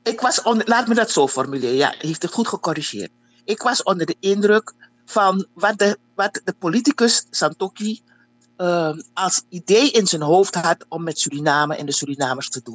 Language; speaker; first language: Dutch; native; Dutch